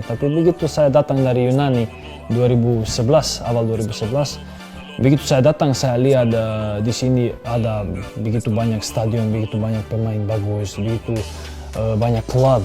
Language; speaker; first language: Indonesian; non-native, fluent; Serbian